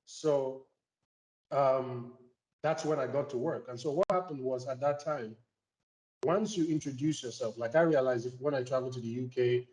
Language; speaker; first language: English; non-native, local second language; Igbo